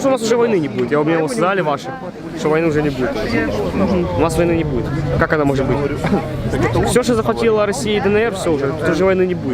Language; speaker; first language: Russian; native; Russian